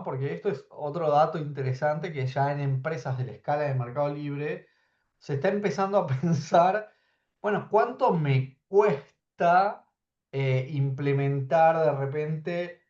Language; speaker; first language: Spanish; native; Spanish